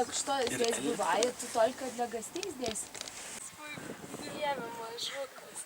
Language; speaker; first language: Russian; non-native, fluent; Lithuanian